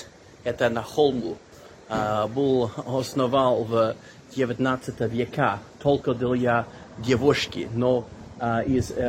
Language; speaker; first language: Russian; non-native, learner; English